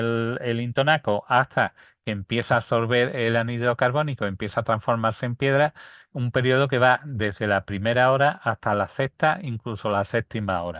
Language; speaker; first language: Spanish; native; Spanish